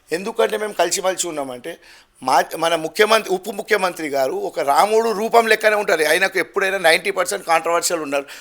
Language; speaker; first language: Telugu; non-native, local second language; Gujarati